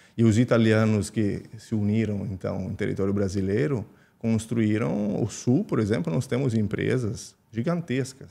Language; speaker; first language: Portuguese; non-native, fluent; Italian